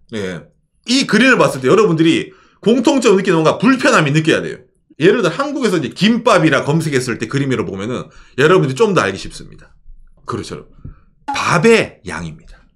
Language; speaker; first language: Korean; native; Korean